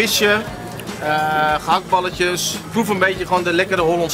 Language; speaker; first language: Dutch; native; Dutch